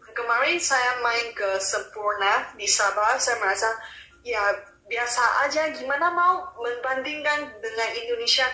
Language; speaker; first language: Indonesian; non-native, local second language; Malay